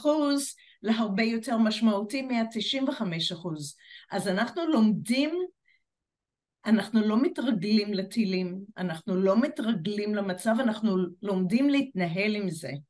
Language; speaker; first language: Hebrew; non-native, fluent; English